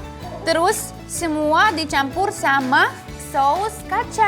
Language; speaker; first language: Indonesian; non-native, fluent; Russian